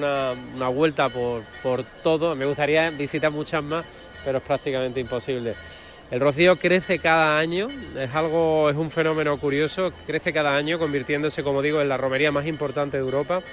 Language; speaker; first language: Spanish; native; Spanish